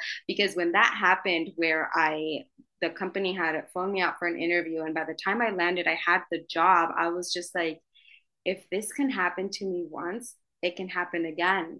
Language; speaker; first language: English; native; English